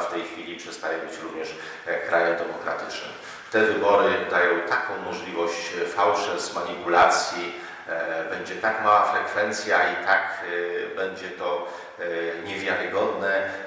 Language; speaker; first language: Polish; native; Polish